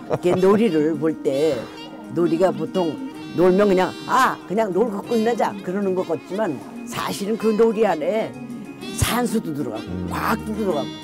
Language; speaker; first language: Korean; native; Korean